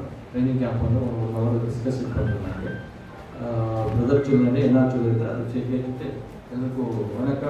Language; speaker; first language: Tamil; non-native, learner; Kannada